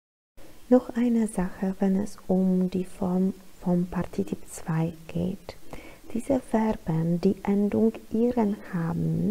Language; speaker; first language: German; non-native, fluent; Polish